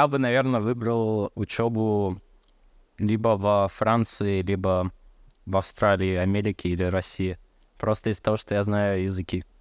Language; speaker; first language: Russian; early bilingual, heritage; Russian